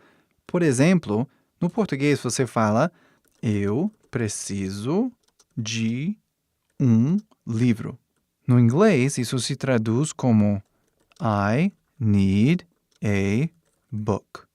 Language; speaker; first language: Portuguese; non-native, fluent; English